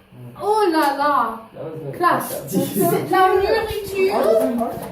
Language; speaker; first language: French; non-native, fluent; English